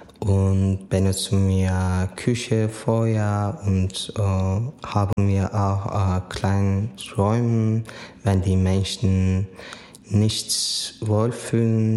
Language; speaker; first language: German; non-native, learner; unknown